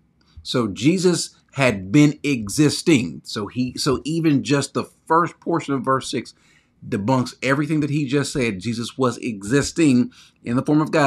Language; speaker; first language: English; native; English